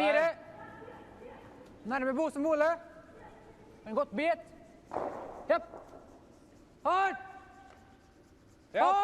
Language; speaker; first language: Swedish; native; Swedish